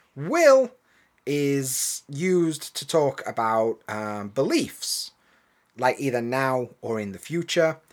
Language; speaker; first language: English; native; English